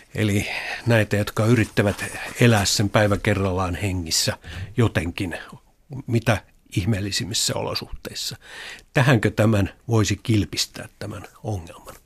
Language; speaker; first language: Finnish; native; Finnish